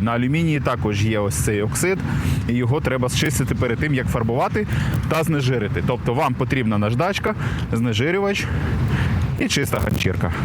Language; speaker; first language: Ukrainian; native; Ukrainian